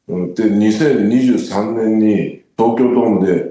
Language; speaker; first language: Japanese; native; Japanese